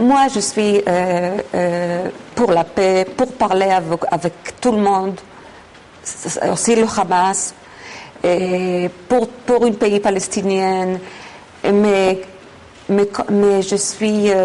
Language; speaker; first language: French; non-native, fluent; Hebrew